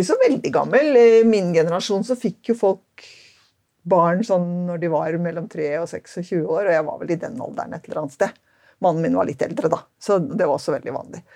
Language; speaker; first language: Norwegian; native; Norwegian